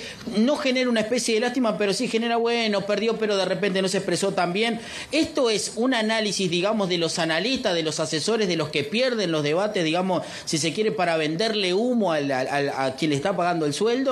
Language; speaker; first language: Spanish; native; Spanish